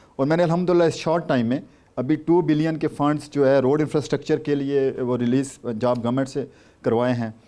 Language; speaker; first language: Urdu; non-native, local second language; Saraiki